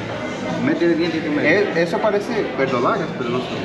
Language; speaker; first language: Spanish; early bilingual, heritage; Spanish